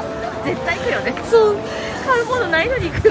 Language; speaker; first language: Japanese; native; Japanese